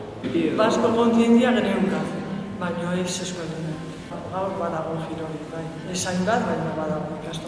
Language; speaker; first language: Basque; non-native, local second language; Spanish